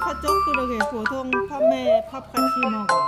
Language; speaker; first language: Korean; non-native, learner; Lao